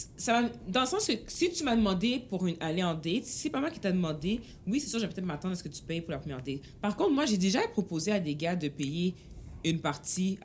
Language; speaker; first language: French; early bilingual, other home language; Haitian Creole